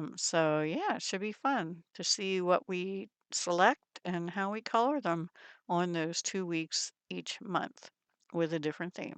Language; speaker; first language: English; native; English